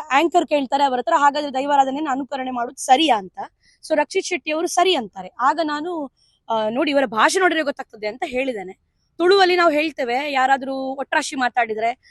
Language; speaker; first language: Kannada; non-native, local second language; Tulu